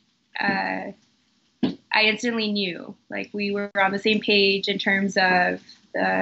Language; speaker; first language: English; early bilingual, other home language; Spanish